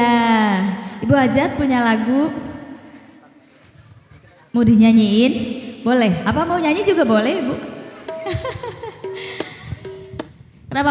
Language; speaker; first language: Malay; non-native, local second language; Javanese